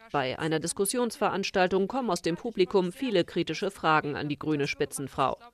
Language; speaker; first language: German; native; German